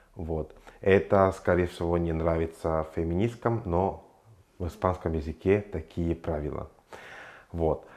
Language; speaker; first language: Russian; non-native, fluent; Spanish